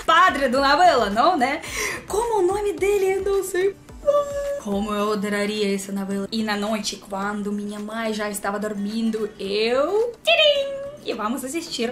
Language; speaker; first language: Portuguese; non-native, learner; Russian